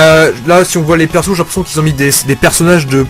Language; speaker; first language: French; native; French